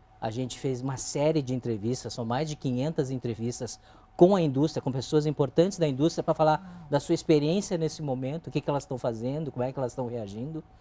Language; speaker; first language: Portuguese; early bilingual, other home language; Chinese